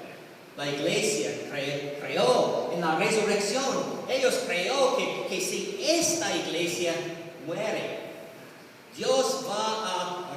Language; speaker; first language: Spanish; non-native, learner; English